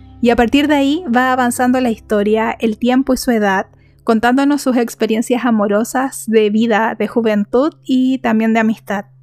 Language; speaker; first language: Spanish; native; Spanish